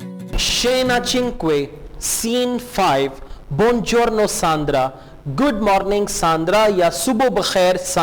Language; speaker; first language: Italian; non-native, fluent; Urdu